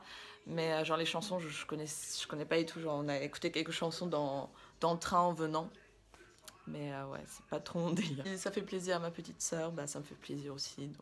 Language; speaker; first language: French; early bilingual, other home language; Russian